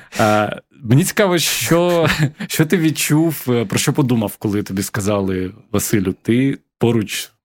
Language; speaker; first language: Ukrainian; native; Ukrainian